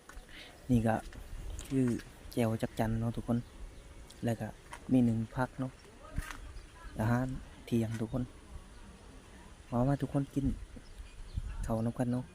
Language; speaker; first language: Thai; non-native, local second language; Northeastern Thai